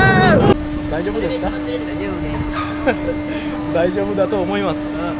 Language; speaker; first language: Japanese; non-native, learner; Sinhala